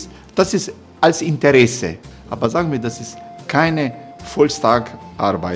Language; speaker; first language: German; non-native, learner; Croatian